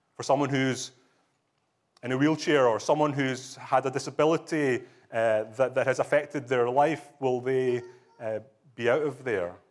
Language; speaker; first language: English; native; English